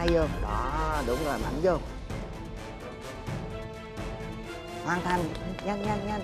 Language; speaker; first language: Vietnamese; native; Vietnamese